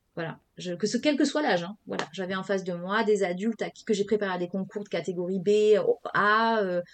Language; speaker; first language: French; native; French